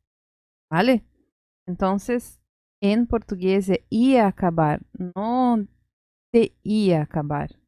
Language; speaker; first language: Spanish; non-native, fluent; Portuguese